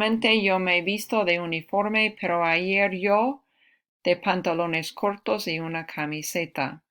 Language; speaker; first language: Spanish; non-native, fluent; English